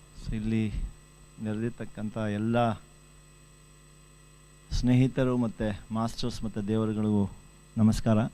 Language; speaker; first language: Kannada; native; Kannada